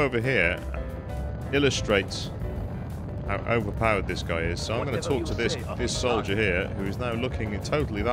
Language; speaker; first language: English; native; English